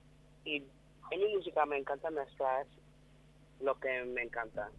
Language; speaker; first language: Spanish; non-native, learner; English